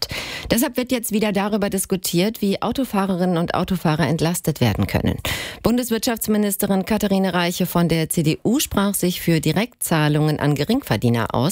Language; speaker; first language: German; native; German